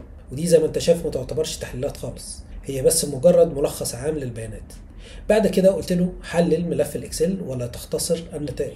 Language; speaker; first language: Arabic; native; Arabic